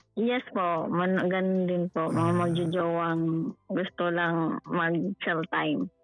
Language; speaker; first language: Filipino; native; Filipino